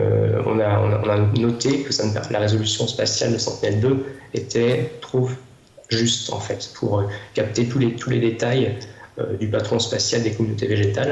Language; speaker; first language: French; native; French